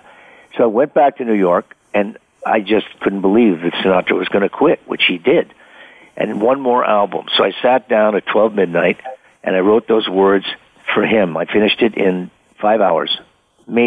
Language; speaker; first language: English; native; English